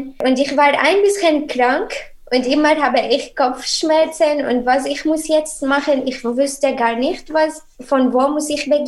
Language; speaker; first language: German; non-native, learner; Arabic